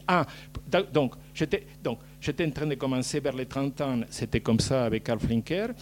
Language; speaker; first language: French; non-native, fluent; Spanish